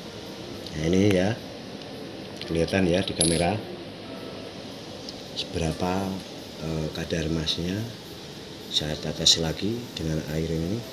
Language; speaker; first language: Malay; non-native, local second language; Javanese